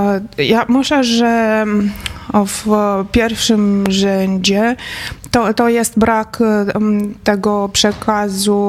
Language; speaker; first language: Polish; non-native, fluent; Romanian